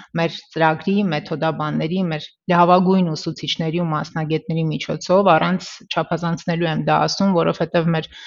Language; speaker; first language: Armenian; early bilingual, heritage; Armenian